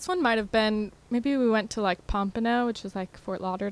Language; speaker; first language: English; native; English